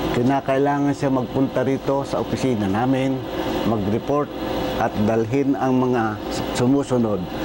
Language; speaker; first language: Filipino; native; Filipino